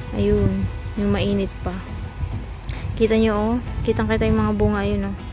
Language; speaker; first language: Filipino; non-native, local second language; Bikol